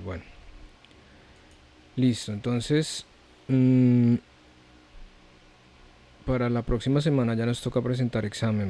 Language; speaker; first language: Spanish; native; Spanish